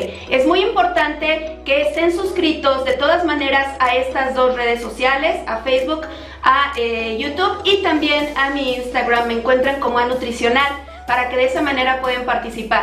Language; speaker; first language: Spanish; native; Spanish